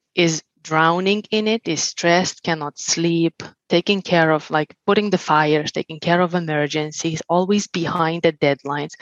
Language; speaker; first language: English; non-native, fluent; Lithuanian